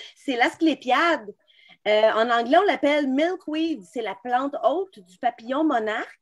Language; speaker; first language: French; native; French